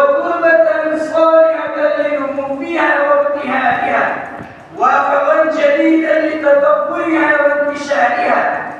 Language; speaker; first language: Arabic; non-native, learner; Urdu